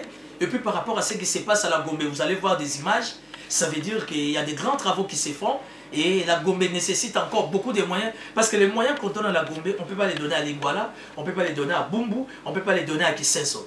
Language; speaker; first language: French; non-native, local second language; Lingala